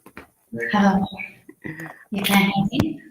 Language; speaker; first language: English; non-native, learner; Arabic